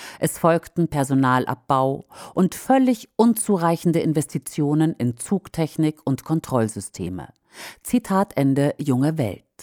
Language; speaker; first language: German; native; German